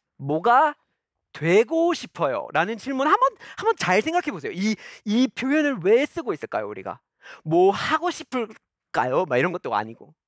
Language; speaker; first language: Korean; non-native, fluent; English